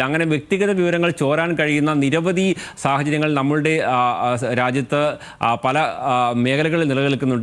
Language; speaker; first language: Malayalam; native; Malayalam